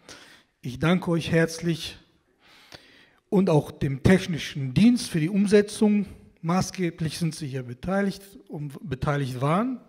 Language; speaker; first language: German; non-native, fluent; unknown